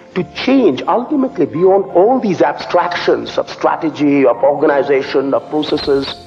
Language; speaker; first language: English; non-native, local second language; Bangla